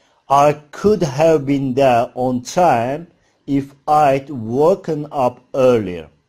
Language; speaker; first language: English; non-native, fluent; Turkish